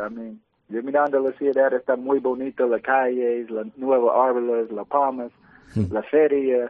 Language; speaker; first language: Spanish; early bilingual, heritage; English